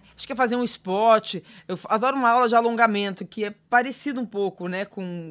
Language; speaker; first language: Portuguese; native; Portuguese